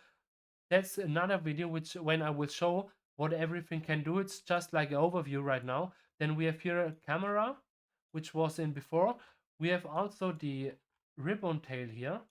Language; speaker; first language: English; non-native, fluent; German